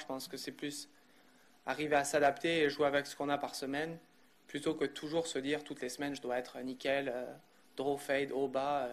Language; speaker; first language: French; native; French